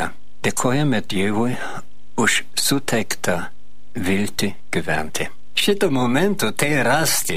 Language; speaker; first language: Lithuanian; non-native, fluent; German